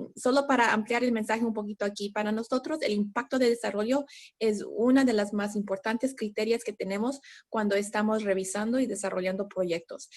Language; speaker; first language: Spanish; early bilingual, heritage; Spanish